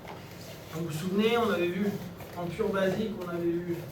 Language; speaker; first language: French; native; French